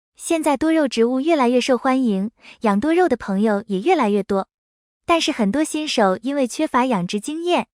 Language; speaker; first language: Chinese; native; Chinese